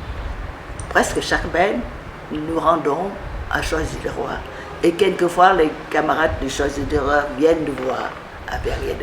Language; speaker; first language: French; non-native, fluent; Vietnamese